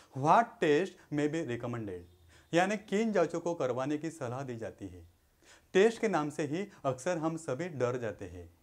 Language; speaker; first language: Hindi; non-native, local second language; Marathi